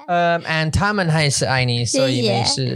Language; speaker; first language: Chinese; non-native, learner; English